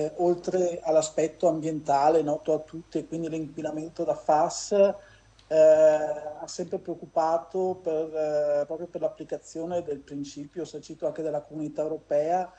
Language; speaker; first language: Italian; native; Italian